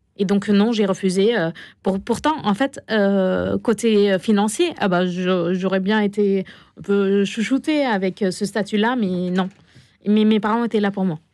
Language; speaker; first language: French; non-native, fluent; Arabic